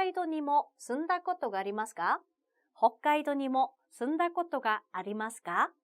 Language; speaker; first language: Japanese; non-native, fluent; Korean